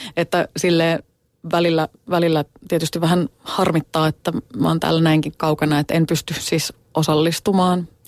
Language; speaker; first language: Finnish; native; Finnish